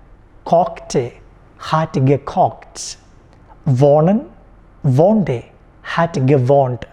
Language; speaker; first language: German; non-native, fluent; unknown